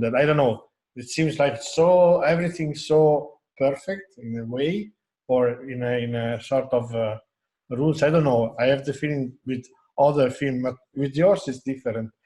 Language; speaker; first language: English; non-native, fluent; Italian